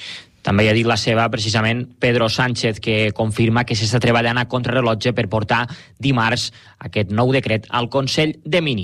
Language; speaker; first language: Catalan; native; Catalan